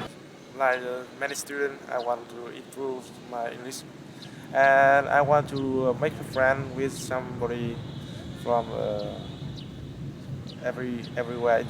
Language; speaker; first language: English; non-native, learner; Vietnamese